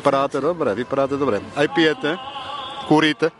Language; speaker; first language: Czech; native; Czech